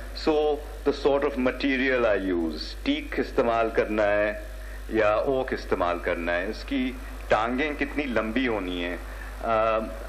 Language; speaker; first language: English; early bilingual, other home language; Urdu